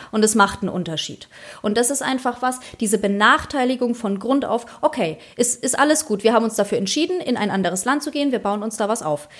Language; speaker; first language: German; early bilingual, other home language; Polish